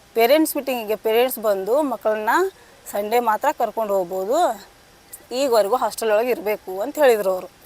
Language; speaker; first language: Kannada; non-native, local second language; Lambadi